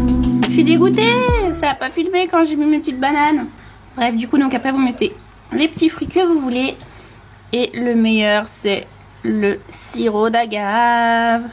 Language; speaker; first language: French; native; French